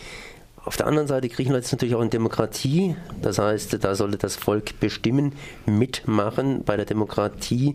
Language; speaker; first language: German; native; German